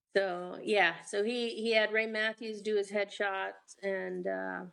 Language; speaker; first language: English; native; English